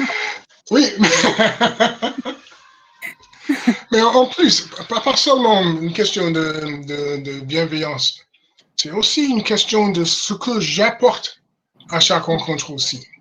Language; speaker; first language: French; non-native, fluent; English